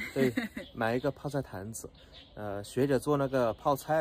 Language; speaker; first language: Chinese; native; Chinese